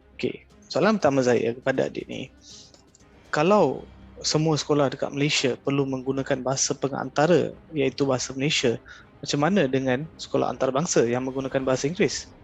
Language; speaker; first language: Malay; non-native, local second language; Tamil